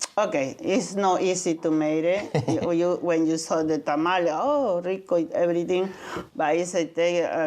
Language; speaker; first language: English; non-native, learner; Spanish